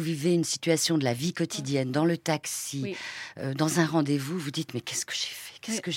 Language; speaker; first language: French; native; French